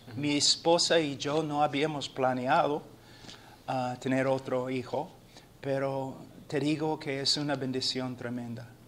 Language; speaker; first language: Spanish; non-native, fluent; English